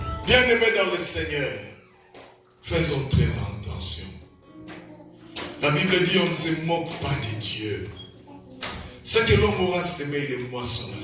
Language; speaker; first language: French; non-native, local second language; Lingala